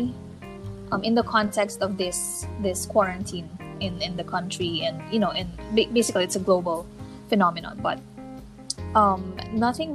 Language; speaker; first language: English; non-native, local second language; Filipino